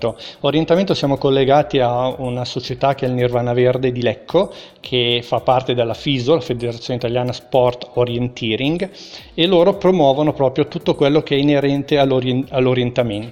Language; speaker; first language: Italian; native; Italian